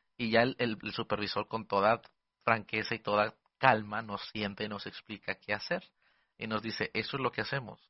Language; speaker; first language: Spanish; early bilingual, heritage; Spanish